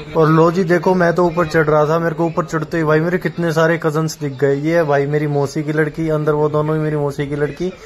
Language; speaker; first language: Hindi; native; Hindi